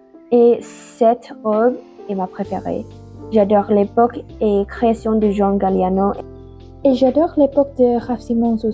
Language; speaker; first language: French; non-native, learner; Indonesian